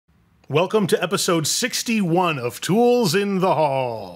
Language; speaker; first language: English; native; English